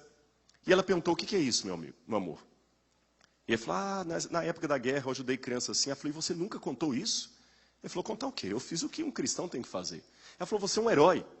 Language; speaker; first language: Portuguese; native; Portuguese